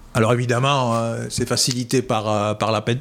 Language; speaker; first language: French; native; French